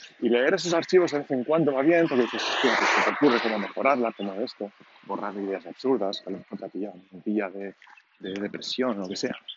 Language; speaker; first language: Spanish; non-native, local second language; Catalan